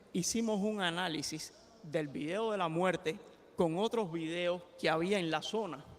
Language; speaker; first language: Spanish; native; Spanish